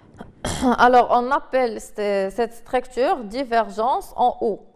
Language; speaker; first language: French; non-native, local second language; Arabic